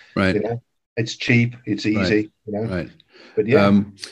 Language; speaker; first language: English; native; English